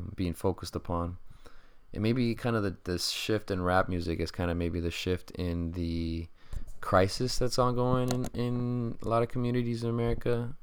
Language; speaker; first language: English; early bilingual, other home language; Spanish